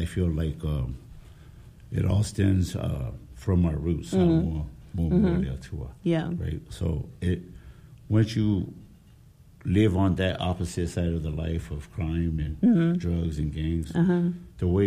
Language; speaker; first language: English; native; English